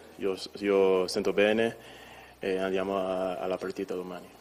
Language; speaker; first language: Italian; non-native, learner; English